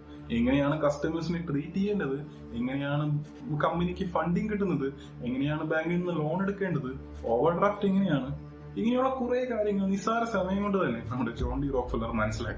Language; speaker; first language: Malayalam; native; Malayalam